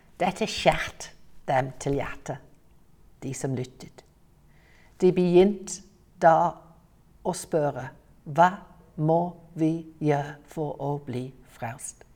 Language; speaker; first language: Norwegian; non-native, fluent; English